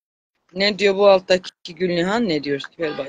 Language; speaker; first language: Turkish; native; Turkish